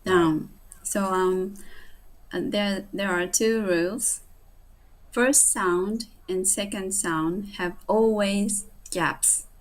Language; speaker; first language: English; non-native, learner; Japanese